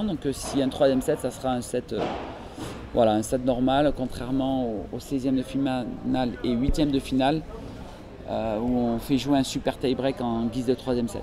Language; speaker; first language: French; native; French